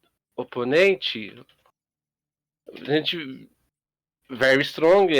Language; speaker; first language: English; non-native, learner; Portuguese